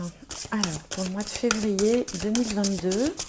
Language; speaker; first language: French; native; French